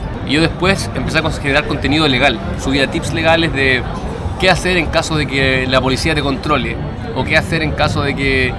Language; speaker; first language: Spanish; native; Spanish